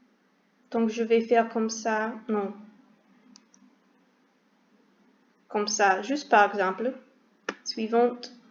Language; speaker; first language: French; non-native, learner; English